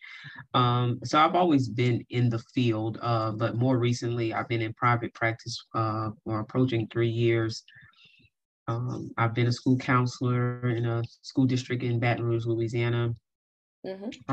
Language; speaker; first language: English; native; English